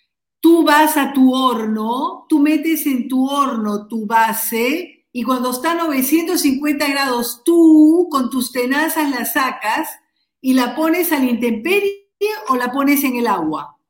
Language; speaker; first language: Spanish; native; Spanish